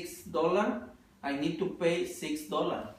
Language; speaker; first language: English; non-native, learner; Spanish